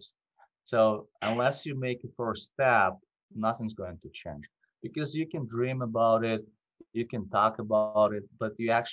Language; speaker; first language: English; non-native, fluent; Russian